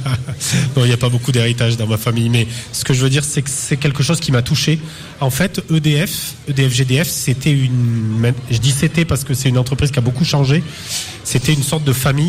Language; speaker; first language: French; native; French